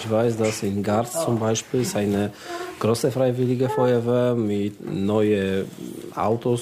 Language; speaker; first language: German; non-native, learner; Polish